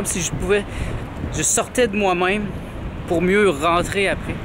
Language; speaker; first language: French; native; French